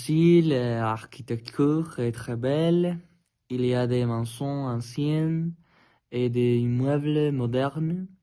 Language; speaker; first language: French; non-native, learner; Spanish